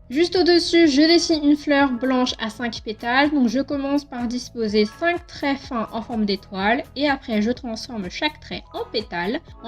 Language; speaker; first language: French; native; French